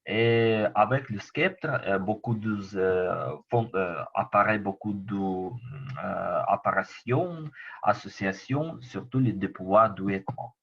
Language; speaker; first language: French; non-native, learner; Ukrainian